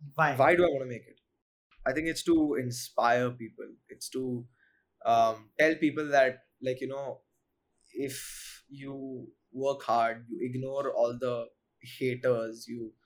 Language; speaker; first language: English; non-native, local second language; Hindi